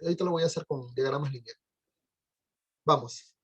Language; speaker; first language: Spanish; native; Spanish